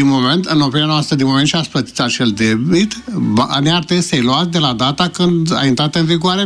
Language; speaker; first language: Romanian; native; Romanian